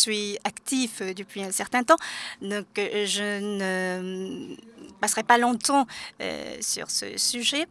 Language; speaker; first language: French; non-native, fluent; Japanese